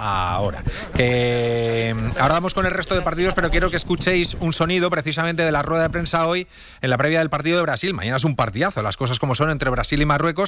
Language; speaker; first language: Spanish; native; Spanish